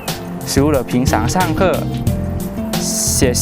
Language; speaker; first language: Chinese; non-native, learner; Lao